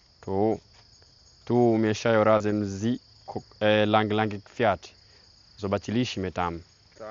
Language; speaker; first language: Polish; non-native, learner; Swahili